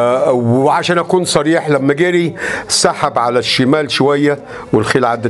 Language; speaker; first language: Arabic; native; Arabic